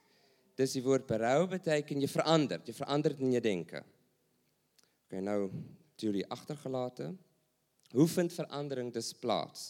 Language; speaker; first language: Dutch; non-native, learner; English